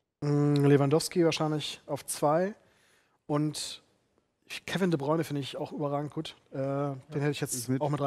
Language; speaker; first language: German; native; German